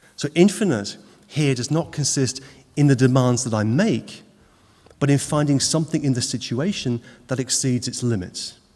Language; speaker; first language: English; native; English